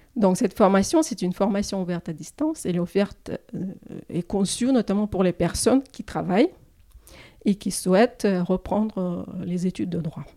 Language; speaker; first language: French; non-native, fluent; Russian